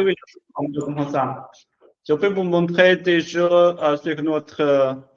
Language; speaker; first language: French; non-native, learner; Chinese